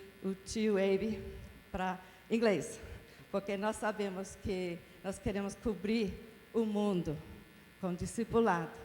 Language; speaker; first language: Portuguese; non-native, fluent; English